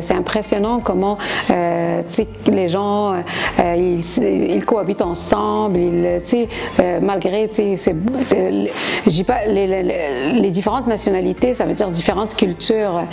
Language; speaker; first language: French; non-native, local second language; Arabic